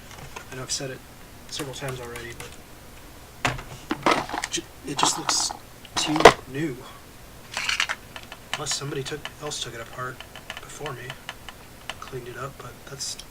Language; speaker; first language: English; native; English